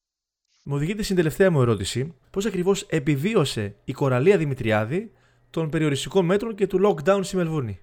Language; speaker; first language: Greek; native; Greek